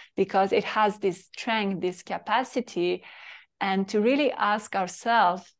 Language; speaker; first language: English; non-native, fluent; French